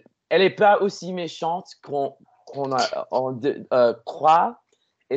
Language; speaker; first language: French; non-native, learner; English